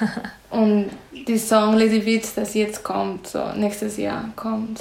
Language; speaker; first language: German; non-native, fluent; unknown